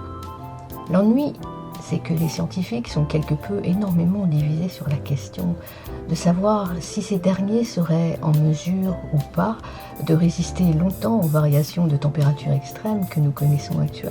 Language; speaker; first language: French; native; French